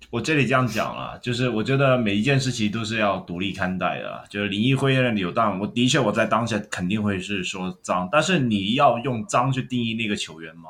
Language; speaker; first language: Chinese; non-native, local second language; Cantonese